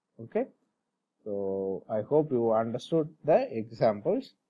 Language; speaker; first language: English; non-native, local second language; Tamil